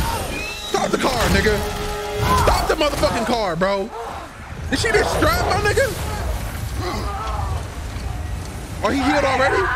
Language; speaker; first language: English; native; English